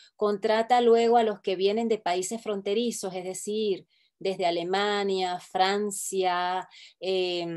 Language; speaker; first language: Spanish; native; Spanish